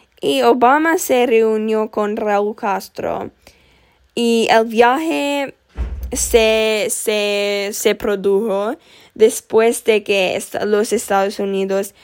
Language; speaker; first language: Spanish; non-native, learner; English